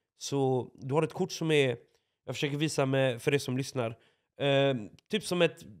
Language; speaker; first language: Swedish; native; Swedish